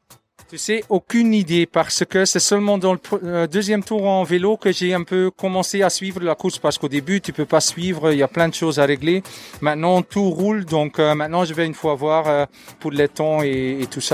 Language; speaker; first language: French; non-native, local second language; Dutch